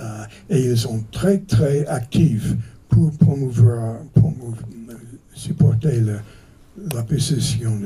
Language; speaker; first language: French; non-native, fluent; English